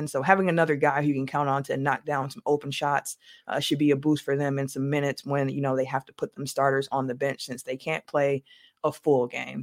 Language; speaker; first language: English; native; English